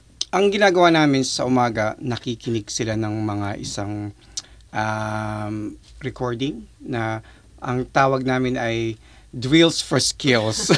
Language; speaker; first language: Filipino; native; Filipino